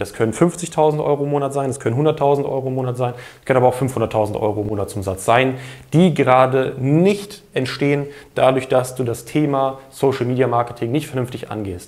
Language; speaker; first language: German; native; German